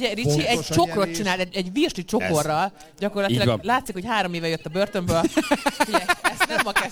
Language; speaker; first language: Hungarian; native; Hungarian